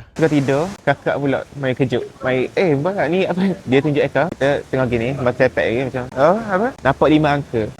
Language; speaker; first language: Malay; early bilingual, other home language; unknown